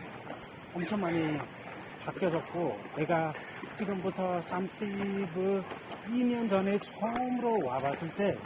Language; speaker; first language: Korean; non-native, fluent; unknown